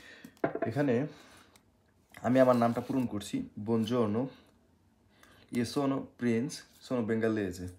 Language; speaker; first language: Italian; non-native, fluent; Bangla